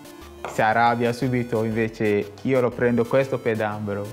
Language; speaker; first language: Italian; non-native, fluent; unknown